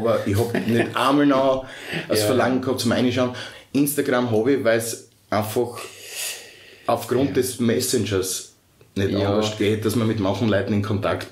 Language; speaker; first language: German; native; German